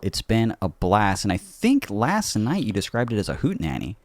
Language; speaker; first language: English; native; English